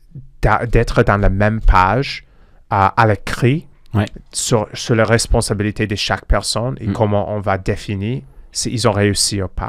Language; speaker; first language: French; non-native, fluent; English